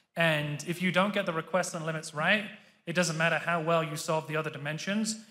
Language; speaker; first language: English; native; English